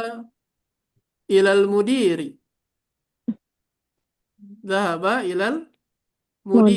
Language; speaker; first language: Arabic; non-native, learner; Indonesian